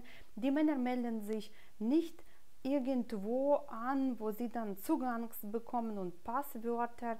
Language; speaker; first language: German; non-native, fluent; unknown